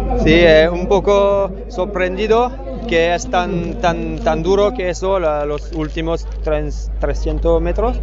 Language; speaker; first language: Spanish; non-native, learner; French